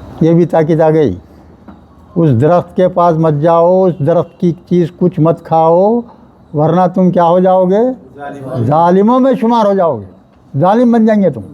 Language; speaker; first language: Urdu; native; Urdu